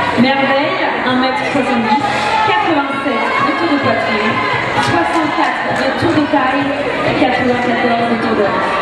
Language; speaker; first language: French; native; French